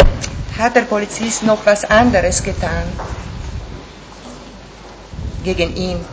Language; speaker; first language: German; non-native, local second language; Italian